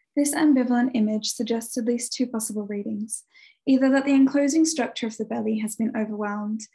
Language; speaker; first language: English; native; English